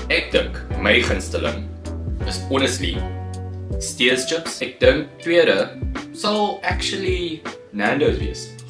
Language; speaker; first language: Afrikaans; non-native, learner; Korean